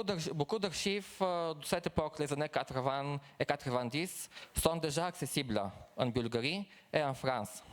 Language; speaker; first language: French; non-native, fluent; Bulgarian